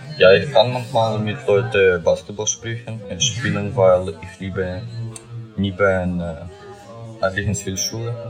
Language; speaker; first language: German; non-native, learner; Ukrainian